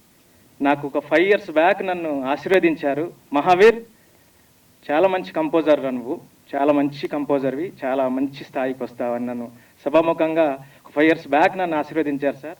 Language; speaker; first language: Telugu; native; Telugu